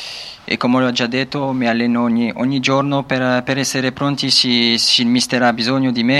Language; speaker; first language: Italian; non-native, learner; French